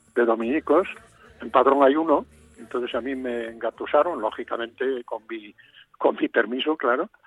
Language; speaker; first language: Spanish; non-native, local second language; Galician